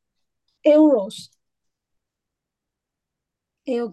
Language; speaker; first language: Spanish; non-native, learner; Chinese